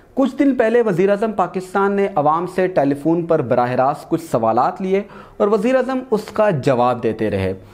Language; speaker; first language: Urdu; native; Urdu